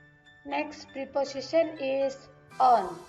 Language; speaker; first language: English; non-native, fluent; Indonesian